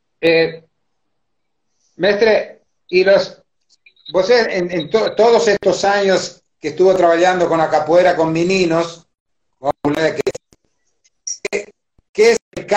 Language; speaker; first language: Portuguese; non-native, learner; Spanish